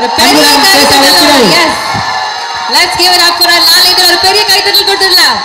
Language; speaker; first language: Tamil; native; Tamil